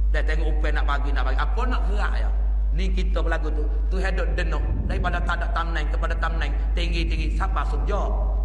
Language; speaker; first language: Malay; native; Malay